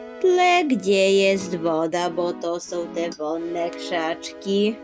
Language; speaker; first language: Polish; early bilingual, heritage; Polish